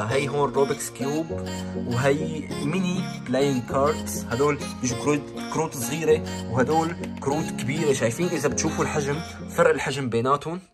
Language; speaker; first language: Arabic; native; Arabic